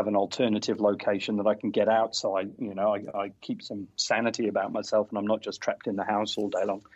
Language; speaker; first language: English; native; English